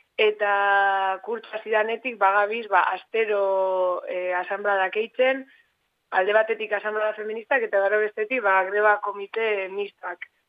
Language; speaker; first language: Basque; native; Basque